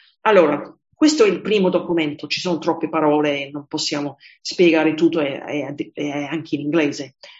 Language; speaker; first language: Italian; non-native, fluent; English